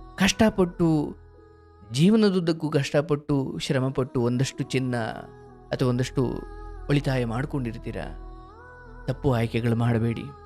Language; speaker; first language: Kannada; native; Kannada